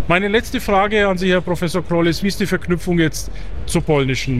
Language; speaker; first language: German; native; German